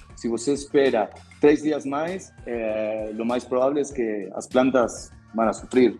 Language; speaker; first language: Portuguese; non-native, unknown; Spanish